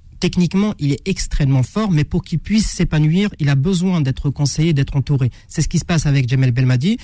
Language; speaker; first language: French; non-native, local second language; Arabic